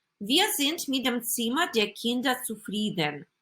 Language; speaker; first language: German; non-native, fluent; Ukrainian